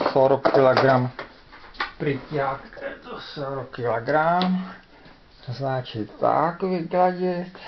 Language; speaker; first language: Russian; non-native, fluent; Czech